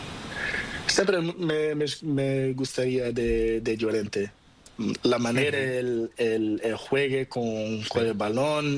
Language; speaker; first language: Spanish; non-native, learner; Portuguese